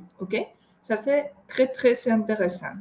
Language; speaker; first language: French; non-native, fluent; Spanish